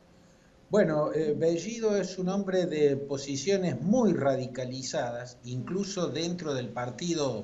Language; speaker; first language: Spanish; native; Spanish